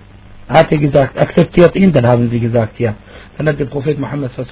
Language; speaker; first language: German; non-native, fluent; Arabic